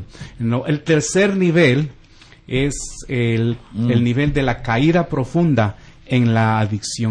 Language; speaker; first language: Spanish; native; Spanish